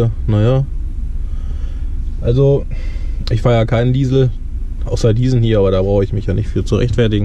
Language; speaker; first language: German; native; German